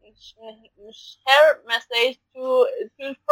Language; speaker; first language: English; non-native, learner; Persian